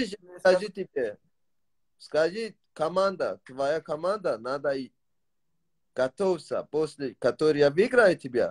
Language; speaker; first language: Russian; non-native, learner; Tajik